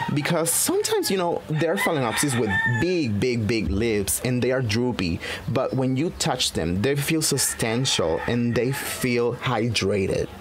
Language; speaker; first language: English; non-native, fluent; Spanish